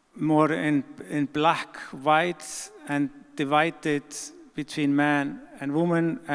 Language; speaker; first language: English; non-native, fluent; Icelandic